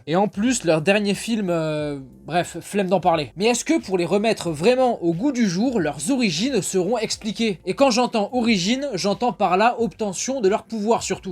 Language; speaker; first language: French; native; French